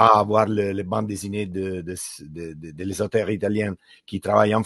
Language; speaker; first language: French; non-native, learner; Italian